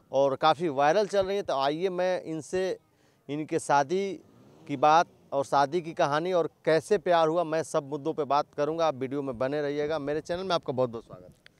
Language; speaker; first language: Hindi; native; Hindi